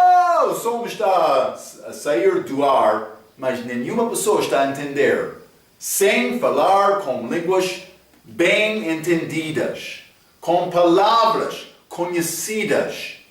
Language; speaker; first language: Portuguese; non-native, learner; English